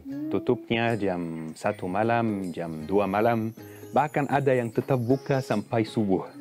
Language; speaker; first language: Indonesian; non-native, fluent; Arabic